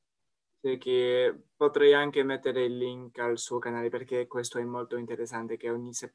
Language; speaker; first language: Italian; non-native, fluent; French